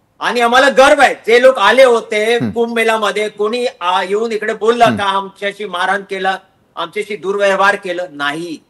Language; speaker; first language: Marathi; non-native, local second language; Hindi